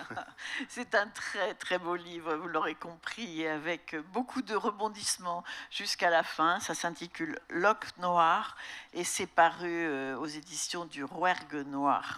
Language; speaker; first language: French; native; French